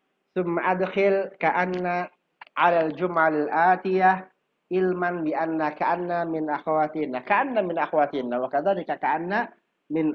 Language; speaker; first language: Arabic; non-native, fluent; Indonesian